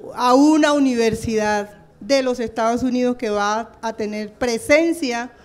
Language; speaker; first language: Spanish; native; Spanish